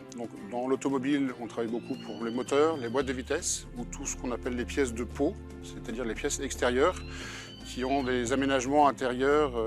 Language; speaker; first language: French; native; French